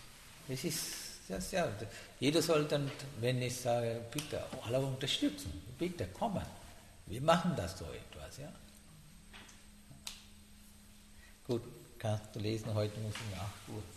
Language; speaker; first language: German; non-native, learner; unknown